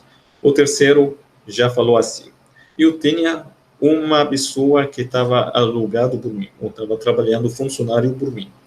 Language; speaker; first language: Portuguese; non-native, fluent; Arabic